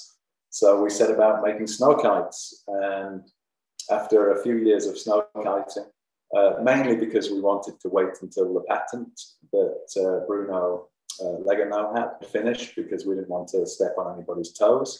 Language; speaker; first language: English; native; English